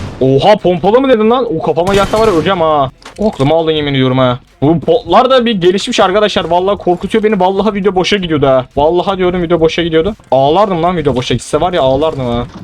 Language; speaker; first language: Turkish; native; Turkish